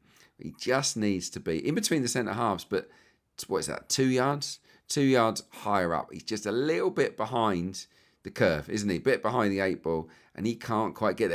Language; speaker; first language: English; native; English